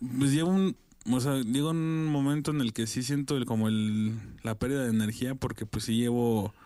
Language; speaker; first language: Spanish; native; Spanish